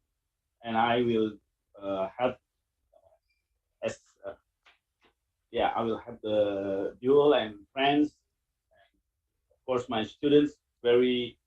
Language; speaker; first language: English; non-native, learner; Indonesian